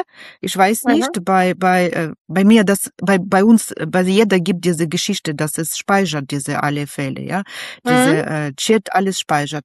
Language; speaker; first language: German; non-native, learner; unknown